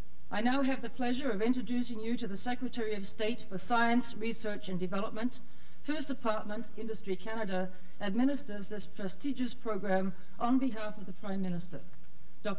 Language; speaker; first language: English; native; English